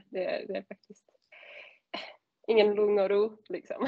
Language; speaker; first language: Swedish; non-native, fluent; Czech